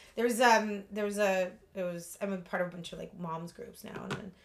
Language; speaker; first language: English; early bilingual, other home language; Russian